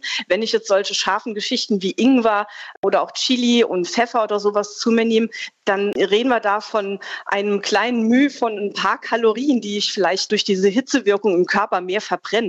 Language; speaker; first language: German; native; German